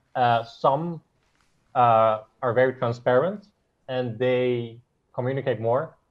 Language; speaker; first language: English; non-native, fluent; Dutch